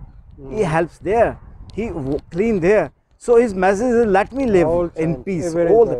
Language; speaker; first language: English; non-native, learner; Urdu